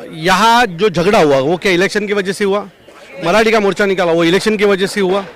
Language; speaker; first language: Hindi; non-native, local second language; Marathi